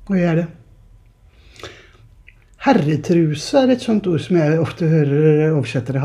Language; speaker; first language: Norwegian; native; Norwegian